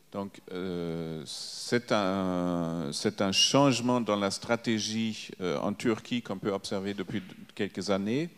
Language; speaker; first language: French; non-native, fluent; German